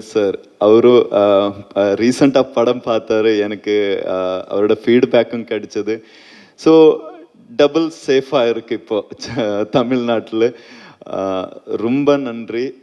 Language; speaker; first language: Tamil; non-native, fluent; Malayalam